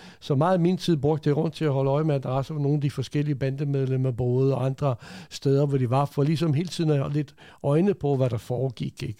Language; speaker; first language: Danish; early bilingual, other home language; Croatian